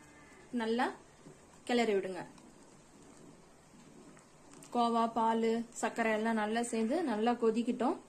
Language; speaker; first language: Tamil; native; Tamil